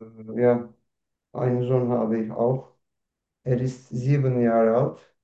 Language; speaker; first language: German; non-native, learner; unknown